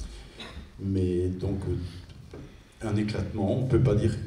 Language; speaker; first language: French; native; French